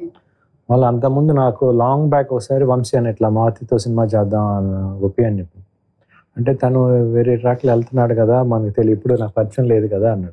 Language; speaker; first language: Telugu; native; Telugu